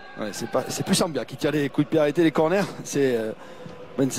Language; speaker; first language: French; native; French